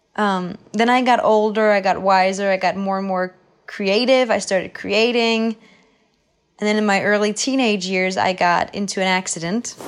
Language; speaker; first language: English; non-native, fluent; Danish